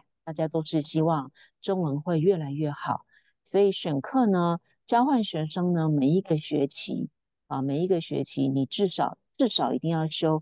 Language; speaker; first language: Chinese; native; Chinese